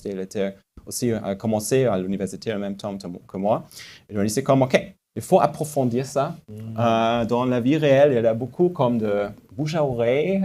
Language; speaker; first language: French; non-native, fluent; German